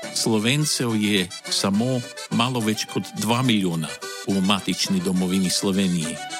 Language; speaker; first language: Slovenian; early bilingual, heritage; Slovenian